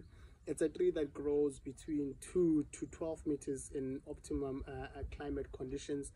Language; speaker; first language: English; non-native, local second language; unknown